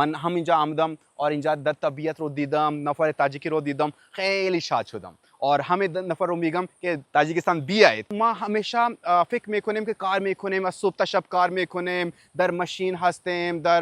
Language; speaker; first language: Persian; non-native, learner; Urdu